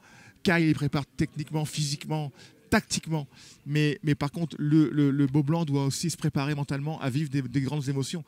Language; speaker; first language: French; native; French